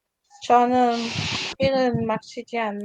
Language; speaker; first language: Korean; non-native, learner; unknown